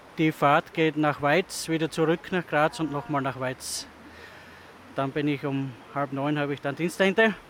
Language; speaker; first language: German; native; German